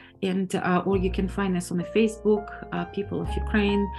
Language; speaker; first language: English; non-native, fluent; Ukrainian